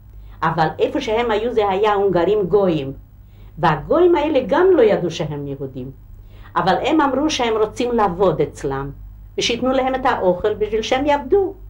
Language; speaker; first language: Hebrew; non-native, local second language; Hungarian